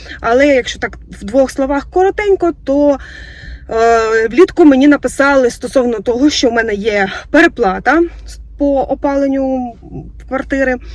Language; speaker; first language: Ukrainian; native; Ukrainian